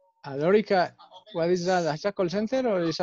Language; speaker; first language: English; non-native, fluent; Spanish